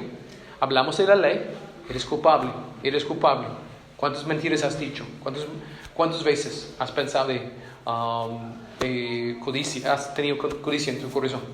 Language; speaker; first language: Spanish; non-native, fluent; English